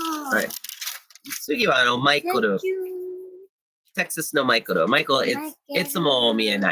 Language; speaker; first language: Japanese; non-native, fluent; English